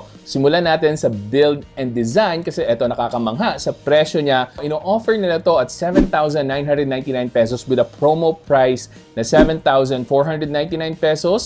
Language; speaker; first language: Filipino; native; Filipino